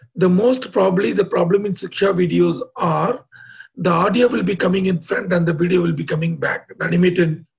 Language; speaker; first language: English; non-native, local second language; Tamil